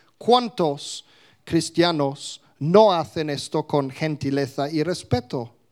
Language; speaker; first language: Spanish; non-native, fluent; English